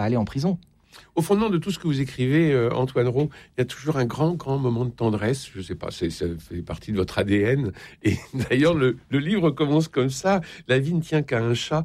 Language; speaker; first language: French; native; French